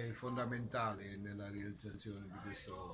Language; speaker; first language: Italian; native; Italian